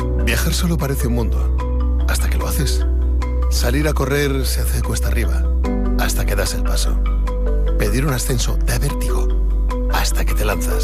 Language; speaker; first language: Spanish; native; Spanish